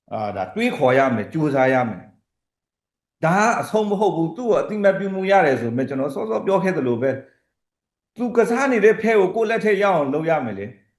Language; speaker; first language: Burmese; native; Burmese